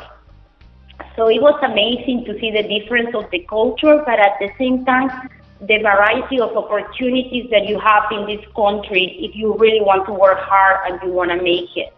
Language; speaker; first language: English; non-native, fluent; Spanish